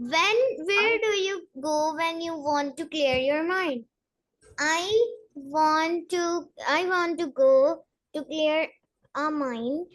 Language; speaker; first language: English; non-native, learner; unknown